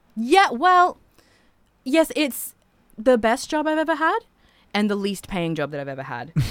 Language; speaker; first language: English; native; English